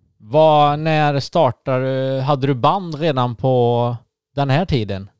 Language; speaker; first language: Swedish; native; Swedish